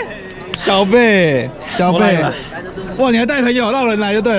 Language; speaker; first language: Chinese; native; Chinese